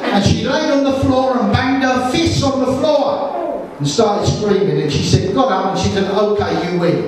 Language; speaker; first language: English; native; English